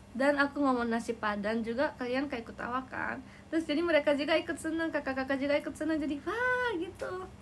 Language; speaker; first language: Indonesian; non-native, fluent; Japanese